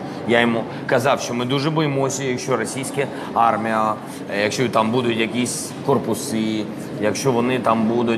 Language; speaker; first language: Ukrainian; non-native, local second language; Russian